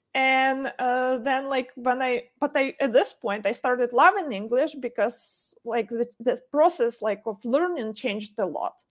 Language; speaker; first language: English; non-native, fluent; Ukrainian